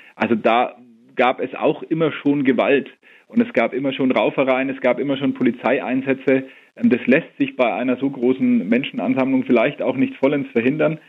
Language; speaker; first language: German; native; German